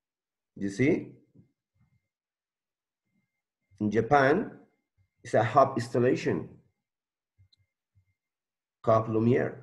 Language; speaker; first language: English; non-native, learner; Spanish